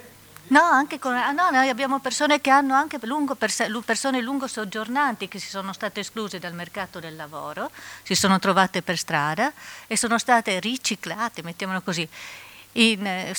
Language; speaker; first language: Italian; native; Italian